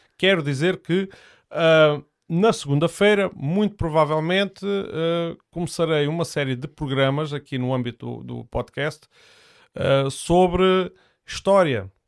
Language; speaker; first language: Portuguese; native; Portuguese